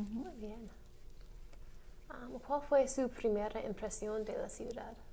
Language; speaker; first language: Spanish; non-native, learner; English